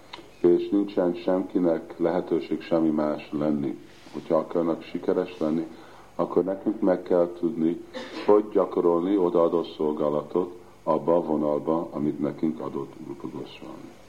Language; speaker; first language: Hungarian; early bilingual, heritage; Hungarian